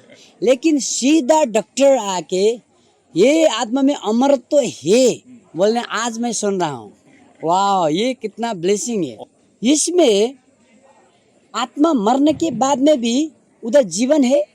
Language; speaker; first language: Hindi; non-native, learner; Nepali